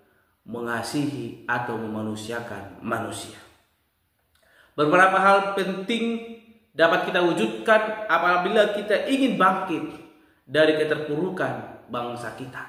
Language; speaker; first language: Indonesian; native; Indonesian